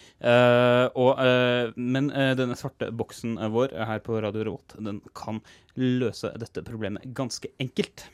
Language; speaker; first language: Norwegian; native; Norwegian